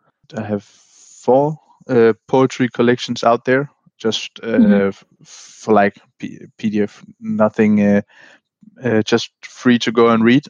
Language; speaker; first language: English; non-native, fluent; Danish